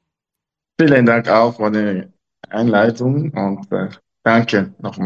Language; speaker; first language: German; non-native, local second language; French